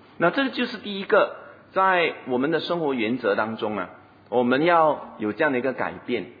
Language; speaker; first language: Chinese; native; Chinese